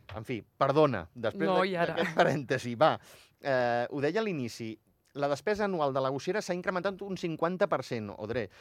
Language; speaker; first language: Catalan; native; Catalan